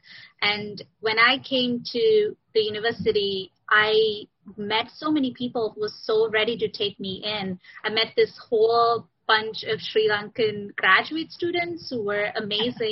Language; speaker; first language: English; non-native, local second language; Sinhala